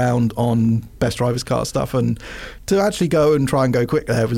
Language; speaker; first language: English; native; English